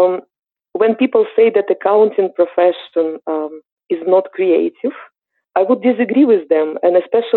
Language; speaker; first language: English; non-native, fluent; Ukrainian